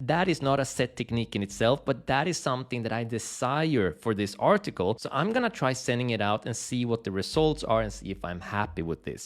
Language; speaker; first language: English; native; English